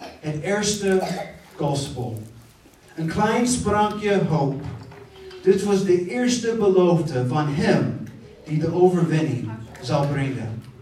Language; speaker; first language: Dutch; non-native, fluent; English